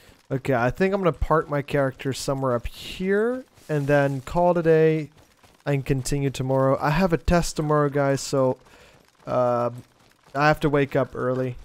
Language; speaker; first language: English; non-native, fluent; Dutch